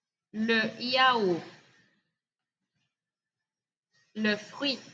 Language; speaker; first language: French; non-native, fluent; Spanish